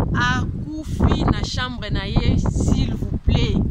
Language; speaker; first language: French; non-native, local second language; Lingala